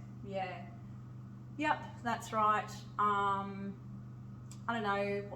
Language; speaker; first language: English; native; English